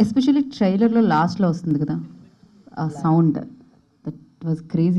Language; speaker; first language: Telugu; native; Telugu